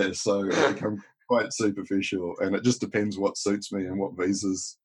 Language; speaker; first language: English; native; English